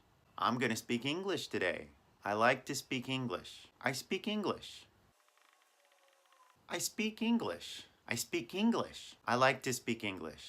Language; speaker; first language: English; non-native, fluent; Japanese